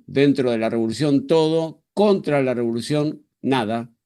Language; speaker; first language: Spanish; native; Spanish